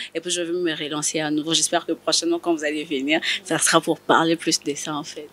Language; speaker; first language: French; non-native, local second language; Lingala